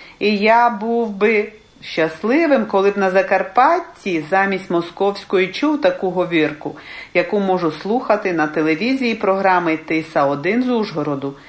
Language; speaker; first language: Ukrainian; early bilingual, heritage; Ukrainian